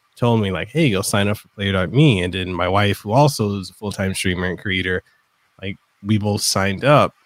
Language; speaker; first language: English; non-native, fluent; Samoan